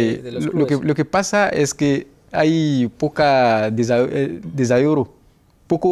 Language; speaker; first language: Spanish; non-native, learner; Ewe